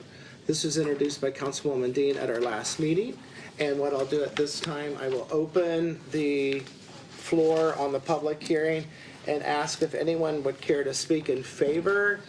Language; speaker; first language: English; native; English